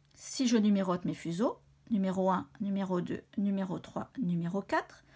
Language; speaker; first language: French; native; French